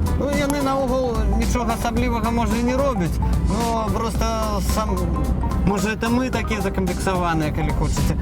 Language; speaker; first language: Belarusian; native; Belarusian